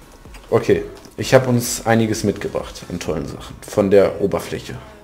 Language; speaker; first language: German; native; German